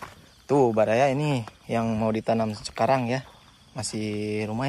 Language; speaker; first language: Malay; non-native, local second language; Sundanese